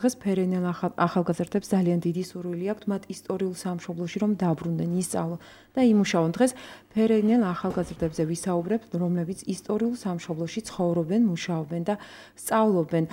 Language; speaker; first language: Georgian; native; Georgian